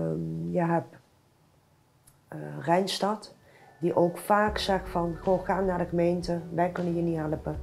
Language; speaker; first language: Dutch; native; Dutch